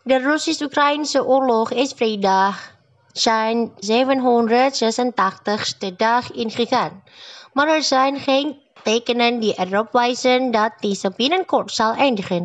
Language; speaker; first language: Dutch; non-native, fluent; Indonesian